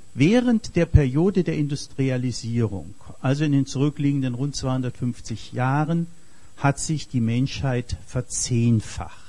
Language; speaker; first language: German; native; German